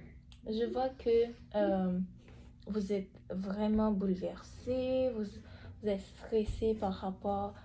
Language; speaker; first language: French; native; French